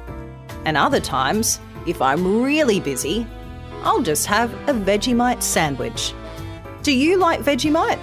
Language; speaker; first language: English; native; English